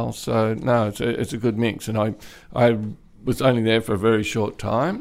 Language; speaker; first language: English; native; English